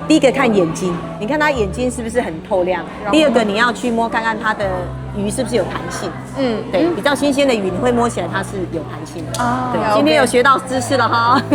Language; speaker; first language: Chinese; native; Chinese